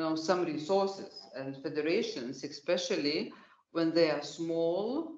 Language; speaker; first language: English; non-native, fluent; Lithuanian